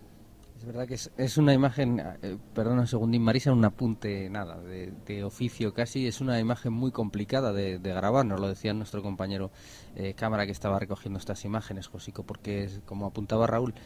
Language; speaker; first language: Spanish; native; Spanish